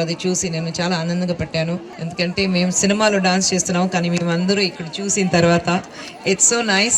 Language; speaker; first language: Telugu; non-native, fluent; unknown